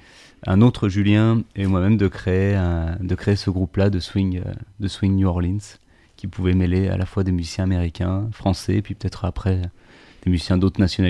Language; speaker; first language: French; native; French